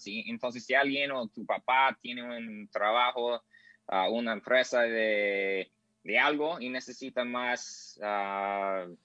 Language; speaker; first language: Spanish; non-native, learner; English